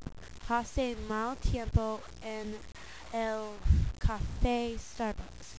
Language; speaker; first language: Spanish; non-native, learner; English